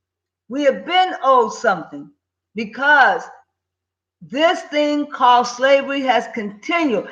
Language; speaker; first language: English; native; English